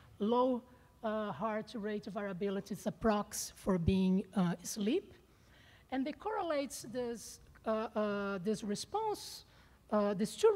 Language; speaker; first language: English; non-native, fluent; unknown